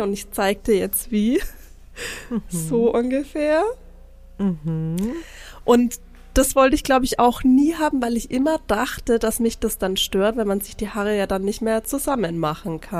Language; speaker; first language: German; native; German